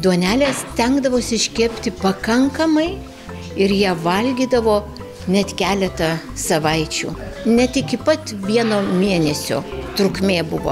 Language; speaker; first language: Lithuanian; native; Lithuanian